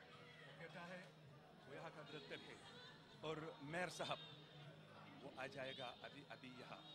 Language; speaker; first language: Hindi; non-native, learner; Wolof